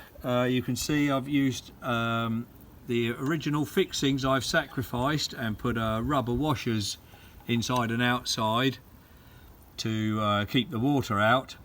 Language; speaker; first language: English; native; English